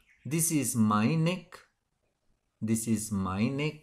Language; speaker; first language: English; non-native, local second language; Sinhala